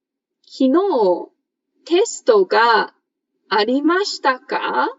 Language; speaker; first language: Japanese; non-native, fluent; English